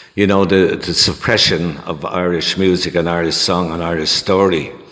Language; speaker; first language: English; native; English